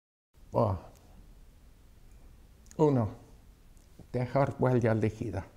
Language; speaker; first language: Spanish; non-native, fluent; English